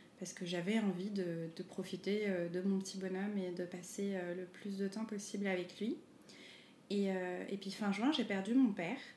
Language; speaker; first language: French; non-native, local second language; Arabic